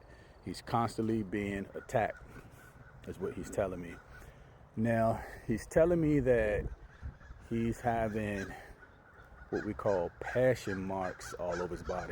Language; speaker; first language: English; native; English